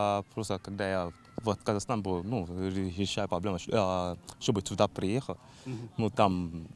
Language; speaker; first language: Russian; non-native, learner; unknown